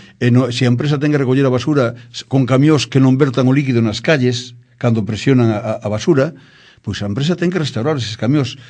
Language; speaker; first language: Galician; native; Galician